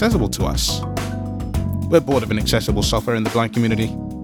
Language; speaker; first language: English; native; English